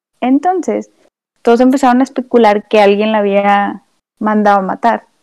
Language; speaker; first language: Spanish; native; Spanish